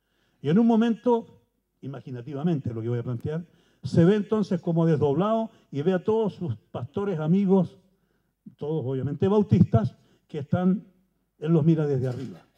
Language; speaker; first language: Spanish; native; Spanish